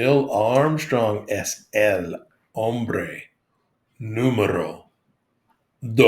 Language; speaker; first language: Spanish; non-native, learner; English